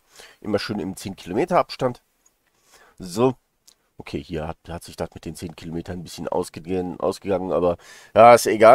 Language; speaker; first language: German; native; German